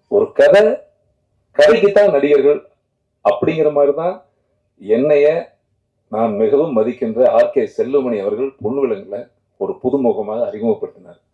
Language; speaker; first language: Tamil; native; Tamil